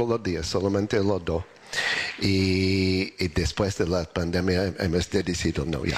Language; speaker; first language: Spanish; non-native, learner; English